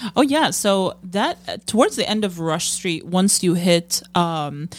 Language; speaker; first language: English; non-native, fluent; Arabic